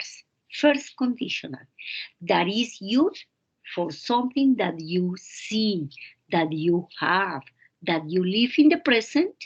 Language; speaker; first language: English; non-native, fluent; Spanish